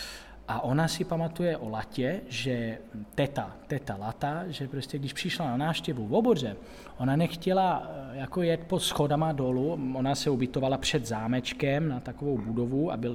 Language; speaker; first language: Czech; non-native, fluent; Italian